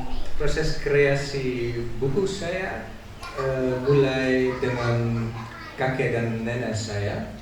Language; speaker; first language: Indonesian; non-native, learner; Dutch